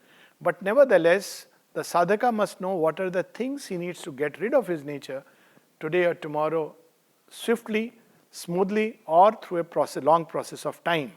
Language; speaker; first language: English; non-native, local second language; Hindi